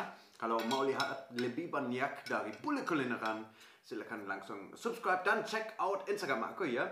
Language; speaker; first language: Indonesian; non-native, fluent; German